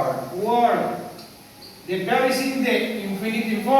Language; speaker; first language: English; non-native, learner; Spanish